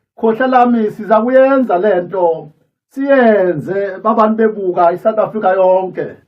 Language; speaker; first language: Zulu; native; Zulu